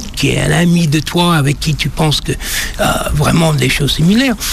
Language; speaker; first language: French; non-native, fluent; English